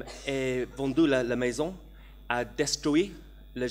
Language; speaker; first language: French; non-native, learner; English